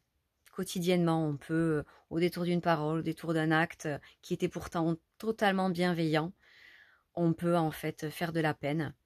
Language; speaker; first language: French; native; French